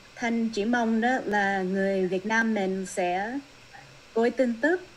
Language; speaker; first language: Vietnamese; early bilingual, heritage; Vietnamese